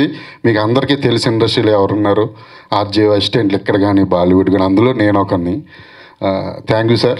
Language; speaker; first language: Telugu; native; Telugu